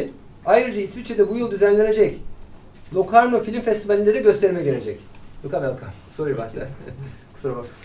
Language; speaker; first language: Turkish; native; Turkish